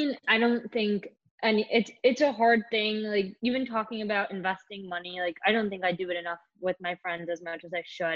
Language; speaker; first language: English; native; English